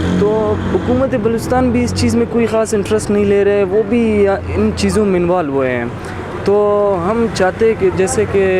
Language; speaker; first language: Urdu; non-native, local second language; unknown